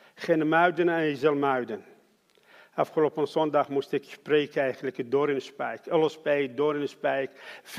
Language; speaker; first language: Dutch; non-native, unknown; Arabic